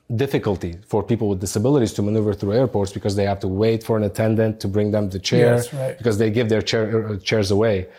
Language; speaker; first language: English; non-native, fluent; Arabic